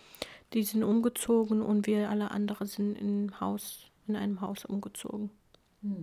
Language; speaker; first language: German; non-native, fluent; Kurdish